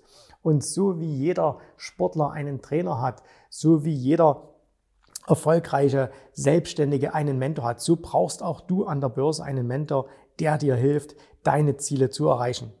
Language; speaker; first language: German; native; German